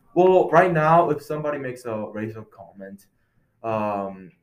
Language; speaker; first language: English; non-native, fluent; Korean